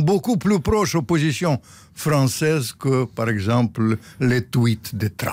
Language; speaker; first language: French; non-native, fluent; Russian